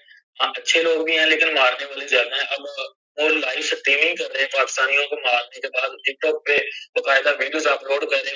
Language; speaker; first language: Urdu; native; Urdu